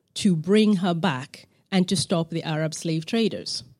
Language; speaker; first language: English; non-native, local second language; Acoli